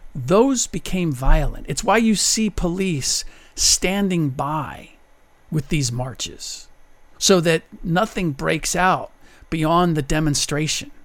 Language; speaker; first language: English; early bilingual, other home language; German